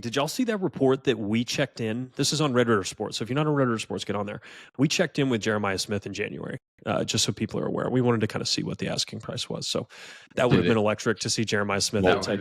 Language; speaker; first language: English; native; English